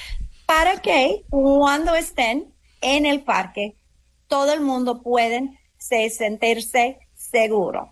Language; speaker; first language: Spanish; non-native, fluent; English